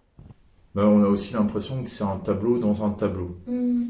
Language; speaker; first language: French; native; French